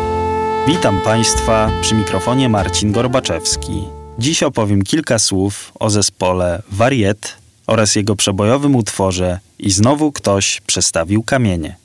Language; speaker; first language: Polish; native; Polish